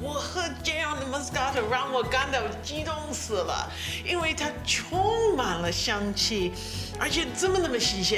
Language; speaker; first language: Chinese; non-native, fluent; English